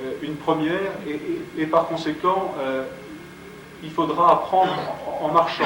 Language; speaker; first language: French; native; French